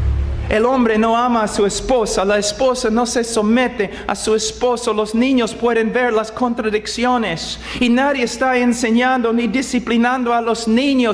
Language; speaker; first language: Spanish; non-native, fluent; English